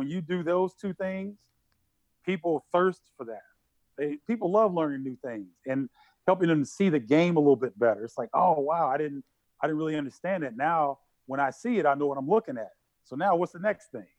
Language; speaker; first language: English; native; English